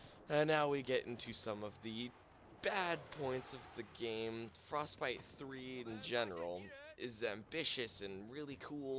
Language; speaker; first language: English; native; English